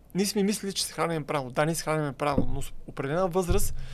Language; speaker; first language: Bulgarian; native; Bulgarian